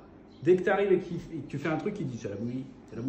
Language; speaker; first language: French; native; French